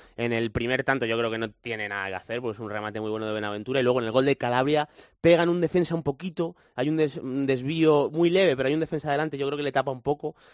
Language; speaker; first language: Spanish; native; Spanish